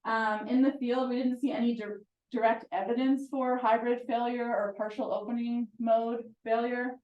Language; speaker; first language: English; native; English